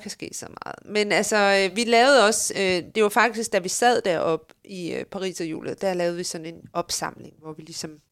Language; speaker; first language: Danish; native; Danish